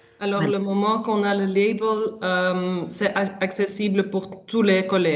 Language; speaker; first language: French; non-native, local second language; Dutch